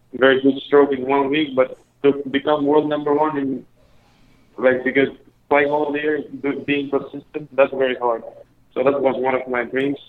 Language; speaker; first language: English; early bilingual, other home language; Albanian